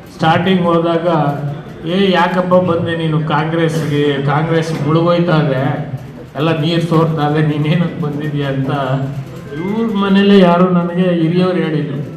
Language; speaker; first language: Kannada; native; Kannada